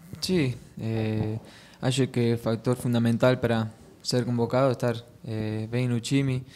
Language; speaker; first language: Portuguese; non-native, fluent; Spanish